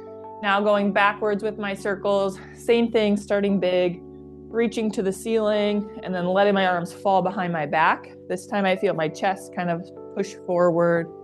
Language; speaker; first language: English; native; English